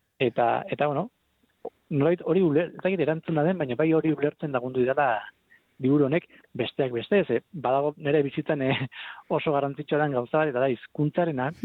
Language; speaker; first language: Basque; non-native, local second language; Spanish